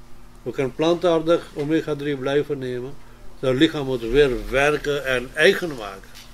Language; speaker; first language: Dutch; non-native, fluent; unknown